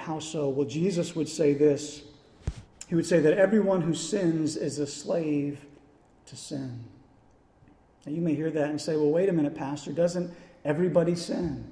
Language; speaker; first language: English; native; English